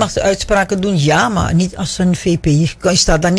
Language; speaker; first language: Dutch; native; Dutch